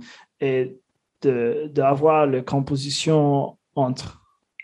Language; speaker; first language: French; non-native, fluent; English